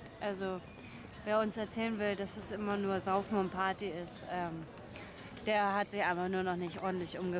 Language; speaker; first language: German; native; German